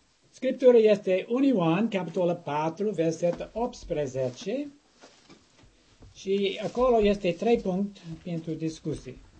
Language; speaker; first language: Romanian; non-native, learner; English